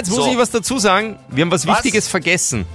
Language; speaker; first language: German; native; German